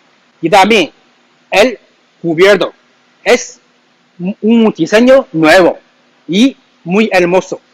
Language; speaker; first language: Spanish; non-native, learner; Chinese